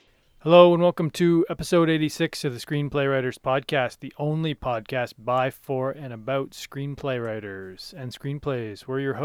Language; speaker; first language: English; native; English